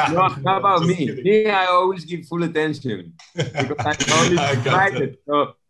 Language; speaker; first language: English; non-native, fluent; Spanish